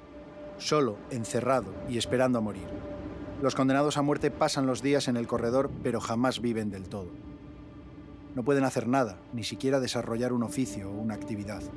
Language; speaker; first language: Spanish; native; Spanish